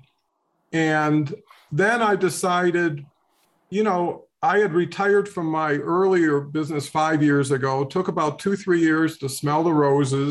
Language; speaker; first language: English; native; English